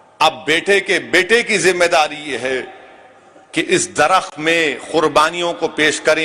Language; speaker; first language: Urdu; native; Urdu